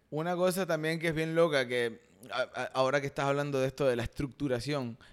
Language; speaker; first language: Spanish; native; Spanish